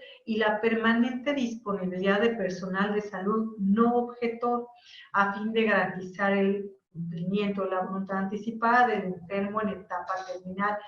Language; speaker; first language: Spanish; native; Spanish